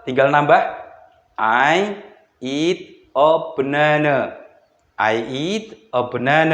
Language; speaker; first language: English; non-native, fluent; Indonesian